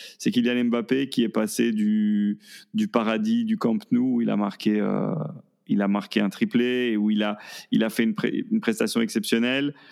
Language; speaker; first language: French; native; French